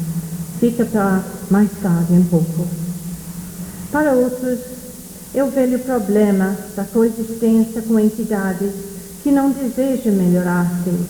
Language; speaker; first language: Portuguese; non-native, fluent; English